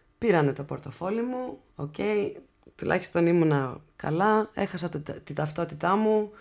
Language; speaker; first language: Greek; early bilingual, heritage; English